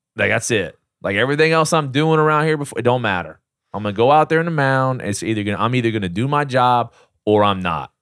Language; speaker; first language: English; native; English